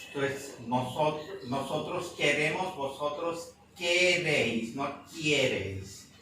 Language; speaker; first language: Spanish; non-native, fluent; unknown